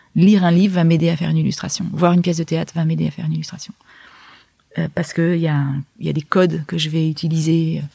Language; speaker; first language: French; native; French